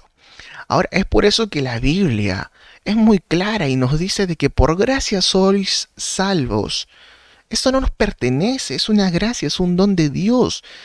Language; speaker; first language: Spanish; native; Spanish